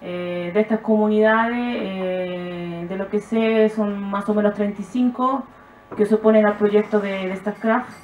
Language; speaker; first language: Spanish; native; Spanish